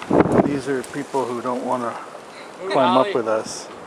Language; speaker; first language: English; native; English